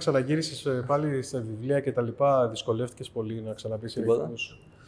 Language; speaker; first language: Greek; native; Greek